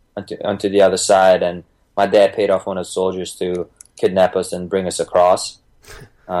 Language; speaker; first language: English; early bilingual, other home language; Bosnian